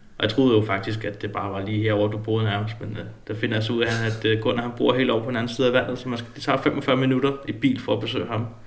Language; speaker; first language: Danish; early bilingual, other home language; Kalaallisut